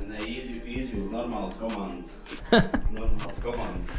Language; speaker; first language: Latvian; non-native, local second language; Russian